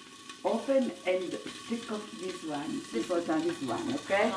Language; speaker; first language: English; non-native, learner; Italian